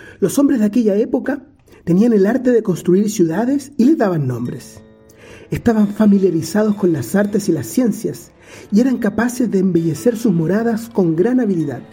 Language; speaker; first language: Spanish; native; Spanish